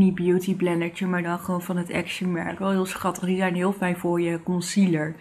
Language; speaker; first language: Dutch; native; Dutch